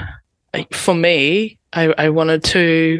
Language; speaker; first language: English; native; English